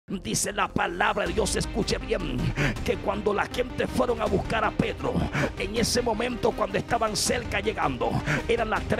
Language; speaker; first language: Spanish; native; Spanish